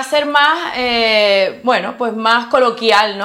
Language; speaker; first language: Spanish; native; Spanish